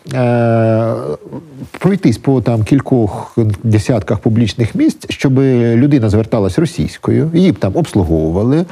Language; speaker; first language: Ukrainian; native; Ukrainian